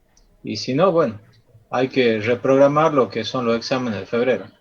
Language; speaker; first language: Spanish; native; Spanish